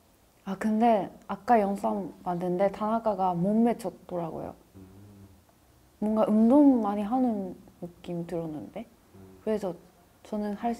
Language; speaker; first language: Korean; non-native, fluent; Japanese